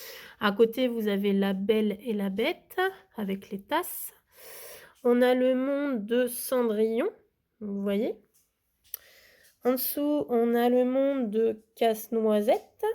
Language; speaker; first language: French; native; French